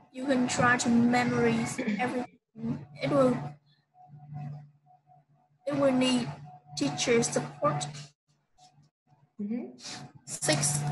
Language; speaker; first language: English; non-native, learner; Vietnamese